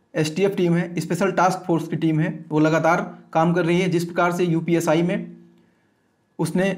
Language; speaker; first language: Hindi; native; Hindi